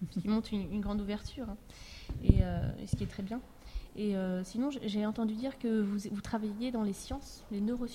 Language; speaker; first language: French; native; French